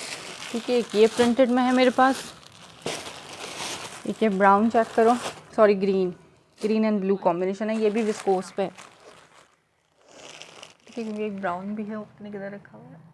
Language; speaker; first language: Urdu; native; Urdu